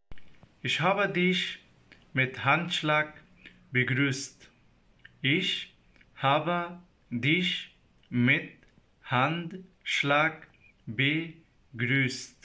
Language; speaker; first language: German; non-native, fluent; Persian